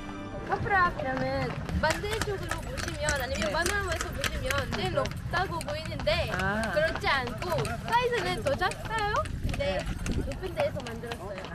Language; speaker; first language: Korean; non-native, fluent; Arabic